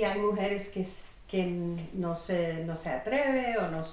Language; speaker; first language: Spanish; non-native, fluent; English